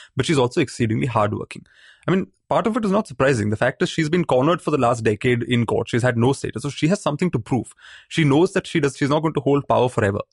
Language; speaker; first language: English; non-native, local second language; Malayalam